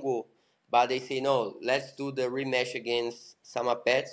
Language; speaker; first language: English; non-native, learner; Portuguese